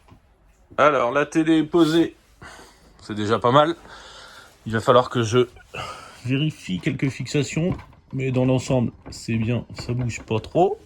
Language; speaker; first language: French; native; French